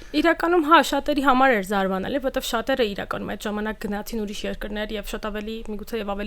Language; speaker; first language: Armenian; early bilingual, heritage; Armenian